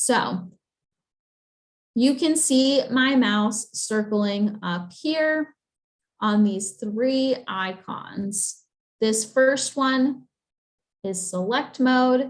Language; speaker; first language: English; native; English